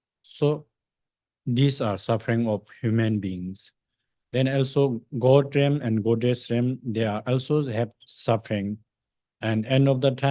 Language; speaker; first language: English; non-native, fluent; Tibetan